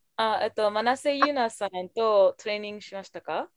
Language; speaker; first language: Japanese; non-native, fluent; English